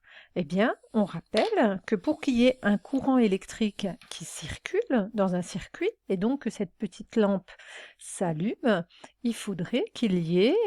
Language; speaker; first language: French; native; French